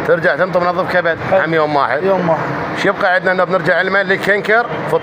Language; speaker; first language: Arabic; native; Arabic